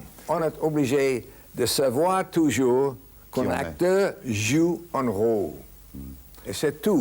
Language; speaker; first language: French; non-native, fluent; English